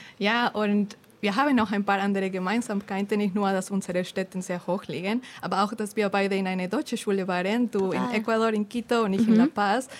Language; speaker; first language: German; non-native, fluent; Spanish